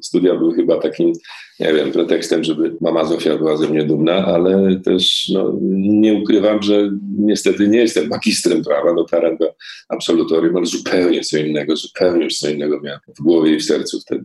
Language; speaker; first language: Polish; native; Polish